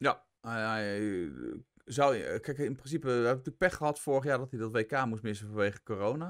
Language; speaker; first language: Dutch; native; Dutch